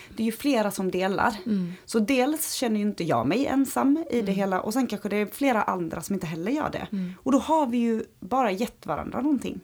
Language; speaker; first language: Swedish; early bilingual, other home language; Romanian